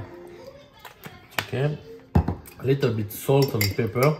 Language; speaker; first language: English; non-native, learner; French